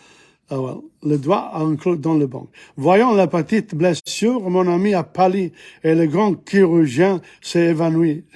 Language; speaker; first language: French; non-native, fluent; English